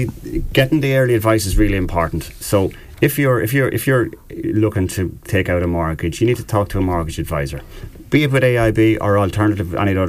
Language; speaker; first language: English; native; English